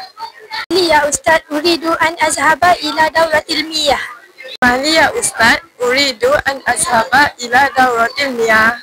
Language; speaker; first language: Arabic; non-native, learner; Malay